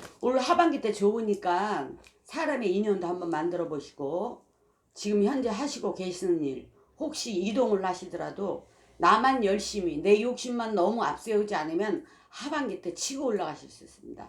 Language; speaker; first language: Korean; native; Korean